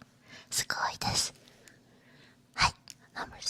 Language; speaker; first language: Japanese; non-native, learner; Chinese